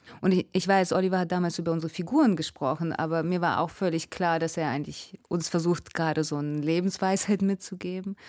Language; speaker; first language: German; early bilingual, other home language; Russian